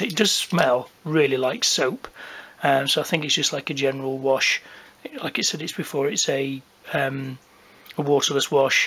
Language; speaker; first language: English; native; English